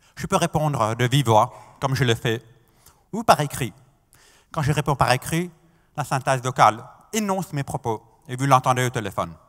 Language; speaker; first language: French; non-native, fluent; English